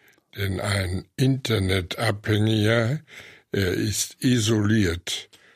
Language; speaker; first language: German; native; German